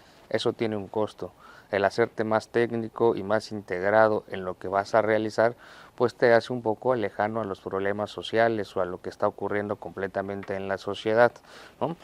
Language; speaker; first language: Spanish; native; Spanish